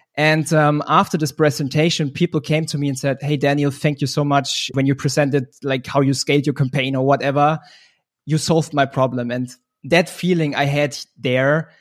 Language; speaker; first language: English; non-native, fluent; German